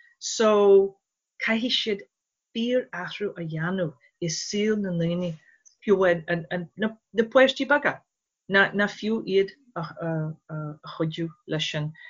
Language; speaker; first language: Irish; non-native, fluent; English